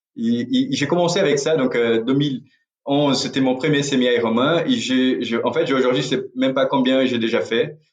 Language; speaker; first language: French; non-native, fluent; Portuguese